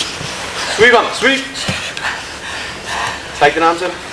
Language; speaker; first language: Danish; native; Danish